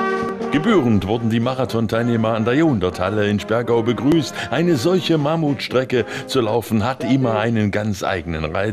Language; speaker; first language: German; native; German